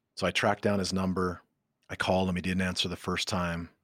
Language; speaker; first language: English; native; English